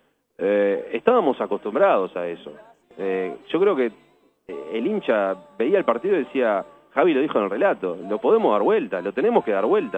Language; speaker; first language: Spanish; native; Spanish